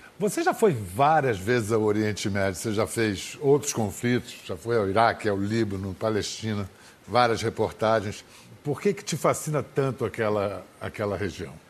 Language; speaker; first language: Portuguese; native; Portuguese